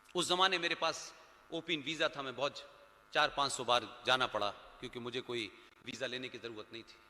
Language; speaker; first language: Hindi; native; Hindi